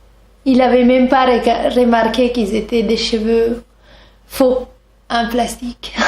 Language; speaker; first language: French; non-native, fluent; Italian